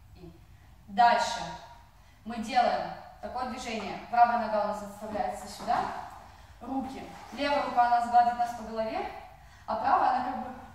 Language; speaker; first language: Russian; non-native, fluent; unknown